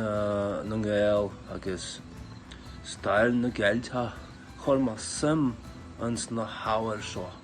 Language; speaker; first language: Irish; non-native, learner; English